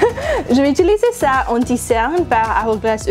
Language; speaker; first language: French; non-native, learner; English